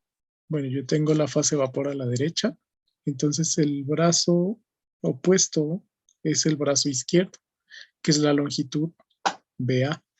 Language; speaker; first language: Spanish; native; Spanish